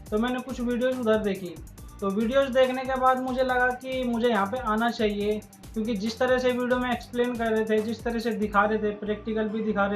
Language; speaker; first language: Hindi; native; Hindi